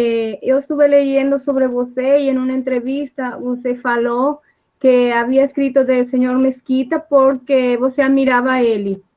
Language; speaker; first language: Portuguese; non-native, learner; Spanish